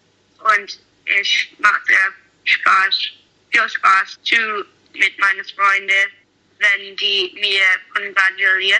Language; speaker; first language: German; non-native, learner; English